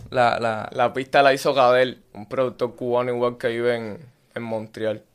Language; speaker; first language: Spanish; native; Spanish